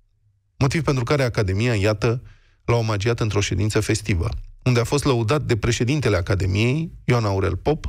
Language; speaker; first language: Romanian; native; Romanian